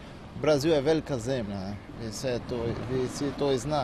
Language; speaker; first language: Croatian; non-native, learner; Portuguese